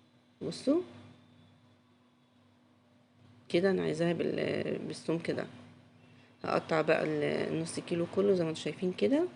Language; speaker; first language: Arabic; native; Arabic